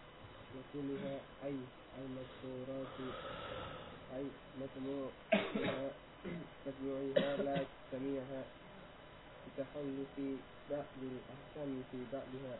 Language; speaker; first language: Arabic; non-native, learner; Indonesian